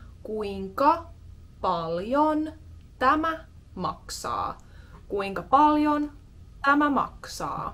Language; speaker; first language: Finnish; non-native, fluent; English